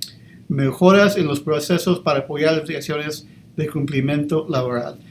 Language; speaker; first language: Spanish; early bilingual, heritage; English